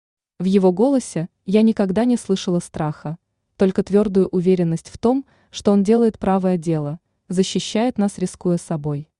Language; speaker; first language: Russian; native; Russian